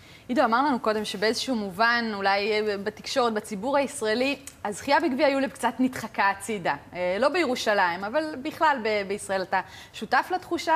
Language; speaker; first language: Hebrew; native; Hebrew